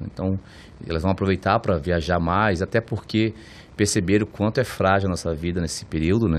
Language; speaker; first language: Portuguese; native; Portuguese